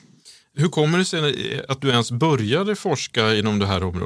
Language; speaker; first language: Swedish; native; Swedish